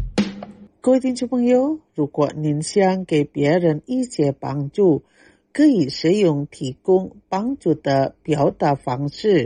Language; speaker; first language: Chinese; non-native, fluent; Indonesian